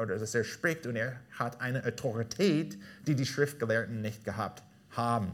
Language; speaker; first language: German; non-native, fluent; English